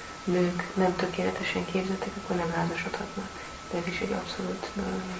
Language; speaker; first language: Hungarian; native; Hungarian